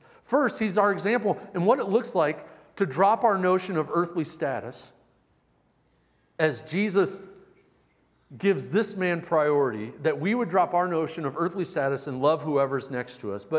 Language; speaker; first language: English; native; English